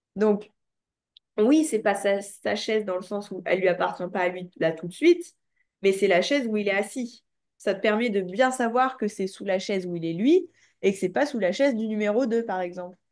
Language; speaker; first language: French; native; French